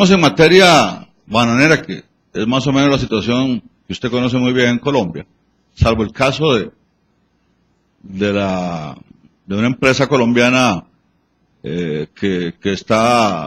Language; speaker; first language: Spanish; native; Spanish